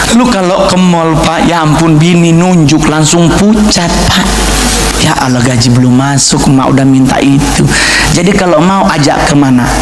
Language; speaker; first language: Indonesian; native; Indonesian